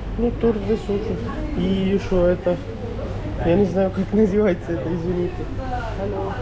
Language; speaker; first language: Russian; non-native, learner; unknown